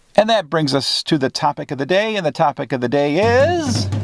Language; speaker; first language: English; native; English